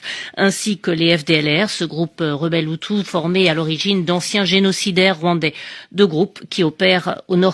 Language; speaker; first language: French; native; French